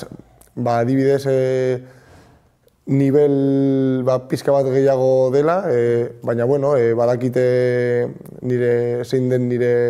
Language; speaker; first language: Basque; non-native, local second language; Spanish